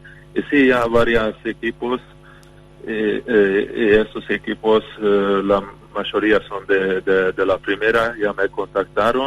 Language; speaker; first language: Spanish; non-native, fluent; Hungarian